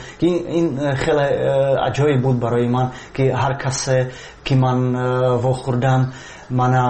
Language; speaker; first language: Tajik; non-native, fluent; Czech